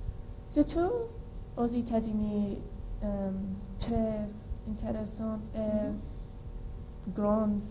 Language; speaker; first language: French; non-native, learner; English